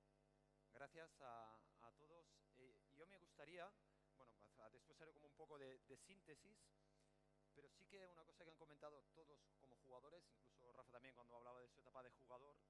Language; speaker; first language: Spanish; native; Spanish